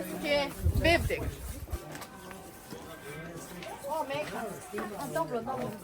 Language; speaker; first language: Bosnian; non-native, learner; Chinese